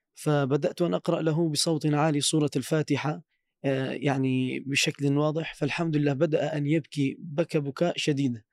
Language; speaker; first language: Arabic; non-native, fluent; Turkish